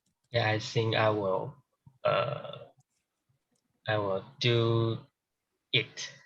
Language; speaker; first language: English; non-native, learner; Chinese